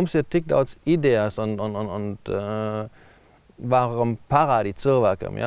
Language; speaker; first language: Latvian; non-native, learner; German